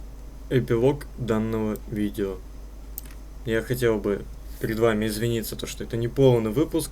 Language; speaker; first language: Russian; native; Russian